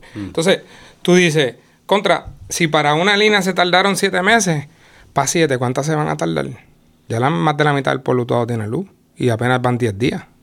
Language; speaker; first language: Spanish; native; Spanish